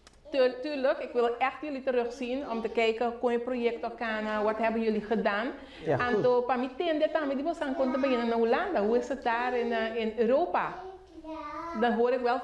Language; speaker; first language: Dutch; non-native, local second language; Papiamento